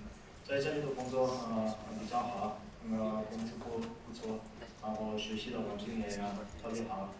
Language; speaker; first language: Chinese; non-native, learner; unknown